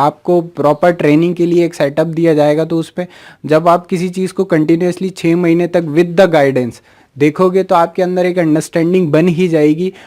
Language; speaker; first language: Hindi; native; Hindi